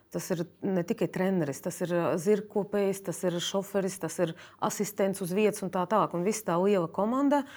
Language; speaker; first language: Latvian; non-native, fluent; Russian